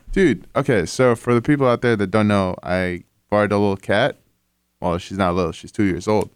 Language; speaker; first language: English; non-native, fluent; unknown